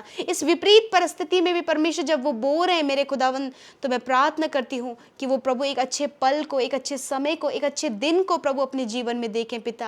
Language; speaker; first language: Hindi; native; Hindi